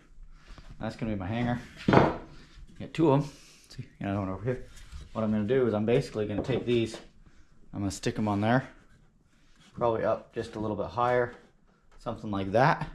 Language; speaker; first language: English; native; English